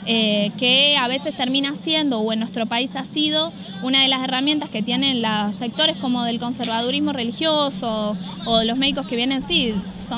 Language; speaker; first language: Spanish; native; Spanish